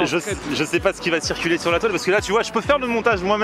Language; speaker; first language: French; native; French